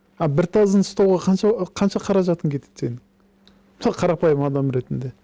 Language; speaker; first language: Kazakh; early bilingual, heritage; Kazakh